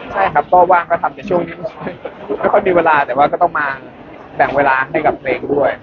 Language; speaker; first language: Thai; native; Thai